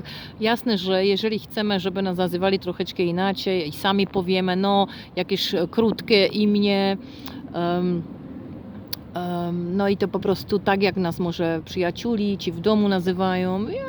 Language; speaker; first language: Polish; non-native, fluent; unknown